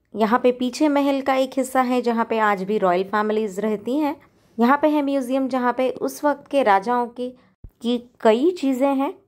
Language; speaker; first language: Hindi; non-native, local second language; Marathi